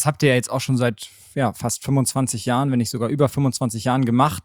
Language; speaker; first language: German; native; German